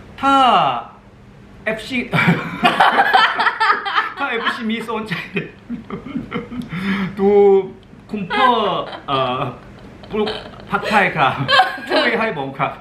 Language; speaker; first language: Thai; non-native, learner; Korean